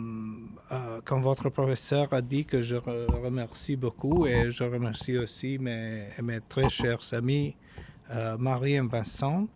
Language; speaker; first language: French; non-native, fluent; Albanian